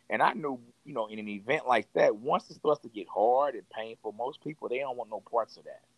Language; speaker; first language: English; native; English